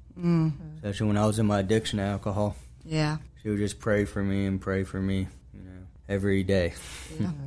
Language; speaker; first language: English; native; English